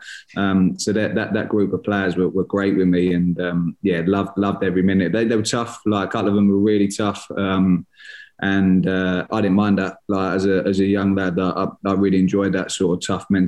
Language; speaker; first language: English; native; English